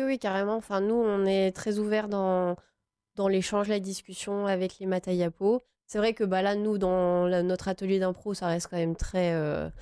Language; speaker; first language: French; native; French